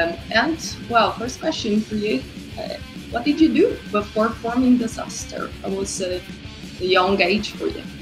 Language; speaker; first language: English; non-native, fluent; Portuguese